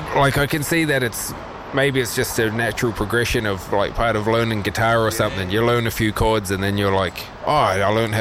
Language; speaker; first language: English; native; English